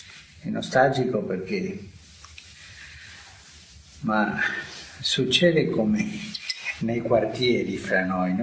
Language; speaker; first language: Italian; non-native, fluent; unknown